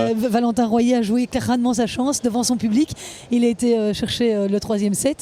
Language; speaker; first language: French; native; French